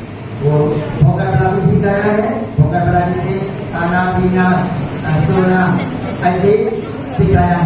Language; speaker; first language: Hindi; non-native, learner; Burmese